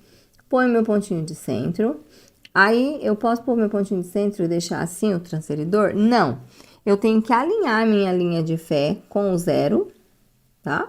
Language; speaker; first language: Portuguese; native; Portuguese